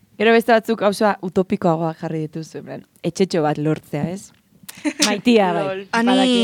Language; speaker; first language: Basque; non-native, local second language; Spanish